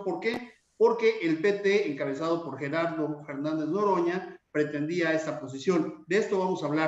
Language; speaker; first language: Spanish; native; Spanish